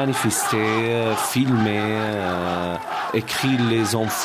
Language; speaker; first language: French; non-native, learner; Arabic